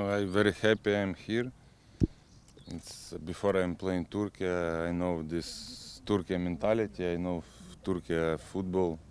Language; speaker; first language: English; non-native, learner; Ukrainian